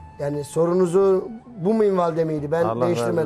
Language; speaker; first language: Turkish; native; Turkish